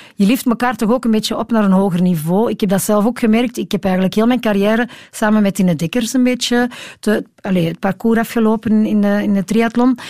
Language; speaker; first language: Dutch; native; Dutch